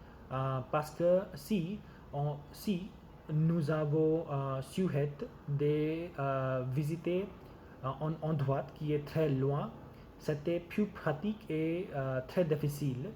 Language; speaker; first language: French; non-native, learner; Gujarati